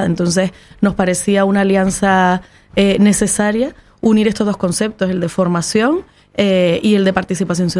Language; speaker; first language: Spanish; native; Spanish